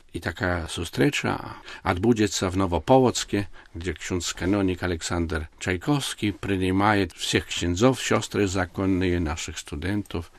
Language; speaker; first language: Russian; non-native, local second language; Belarusian